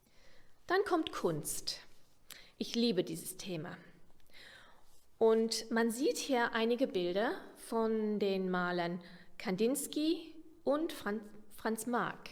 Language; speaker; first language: German; non-native, fluent; English